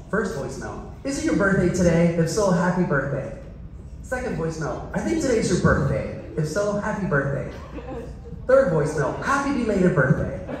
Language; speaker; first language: English; early bilingual, other home language; Spanish